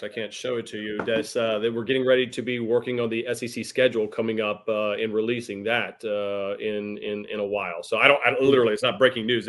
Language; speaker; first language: English; native; English